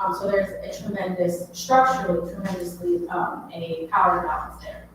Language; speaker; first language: English; native; English